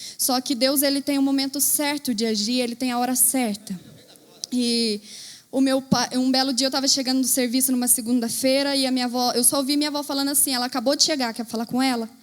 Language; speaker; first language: Portuguese; native; Portuguese